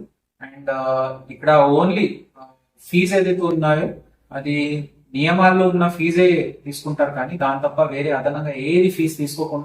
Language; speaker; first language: Telugu; non-native, fluent; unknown